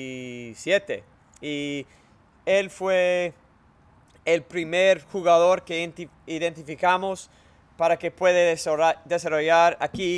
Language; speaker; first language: Spanish; non-native, fluent; English